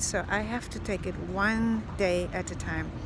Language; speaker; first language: English; native; English